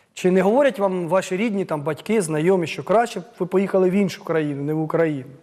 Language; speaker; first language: Ukrainian; native; Ukrainian